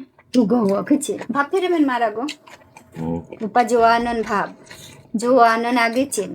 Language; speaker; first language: Korean; non-native, learner; Bangla